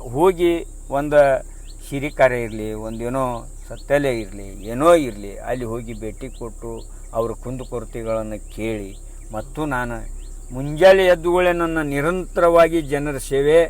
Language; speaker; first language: Kannada; non-native, local second language; Lambadi